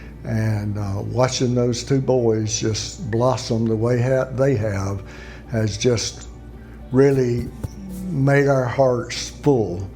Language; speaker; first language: English; native; English